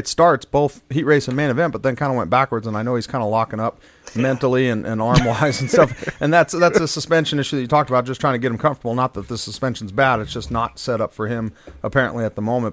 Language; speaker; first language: English; native; English